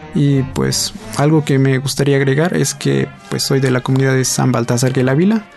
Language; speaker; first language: Spanish; native; Spanish